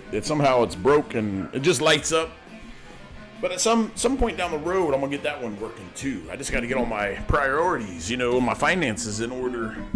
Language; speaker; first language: English; native; English